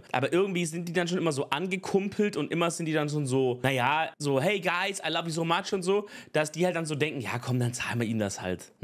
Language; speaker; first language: German; native; German